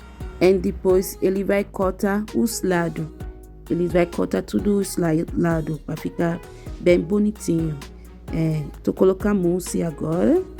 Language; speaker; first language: Portuguese; non-native, learner; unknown